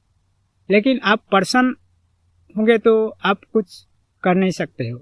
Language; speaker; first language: Hindi; non-native, local second language; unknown